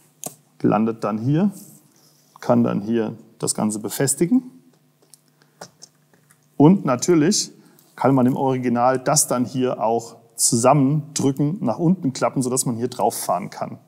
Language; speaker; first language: German; native; German